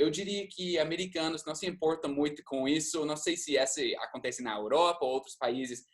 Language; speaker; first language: Portuguese; non-native, fluent; English